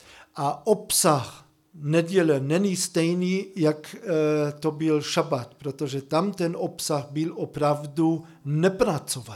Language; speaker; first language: Czech; non-native, fluent; German